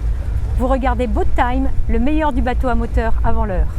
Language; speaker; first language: French; native; French